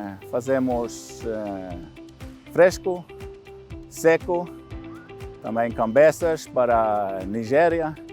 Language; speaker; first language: Portuguese; non-native, fluent; Norwegian